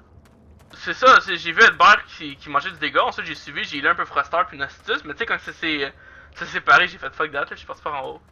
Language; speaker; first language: French; native; French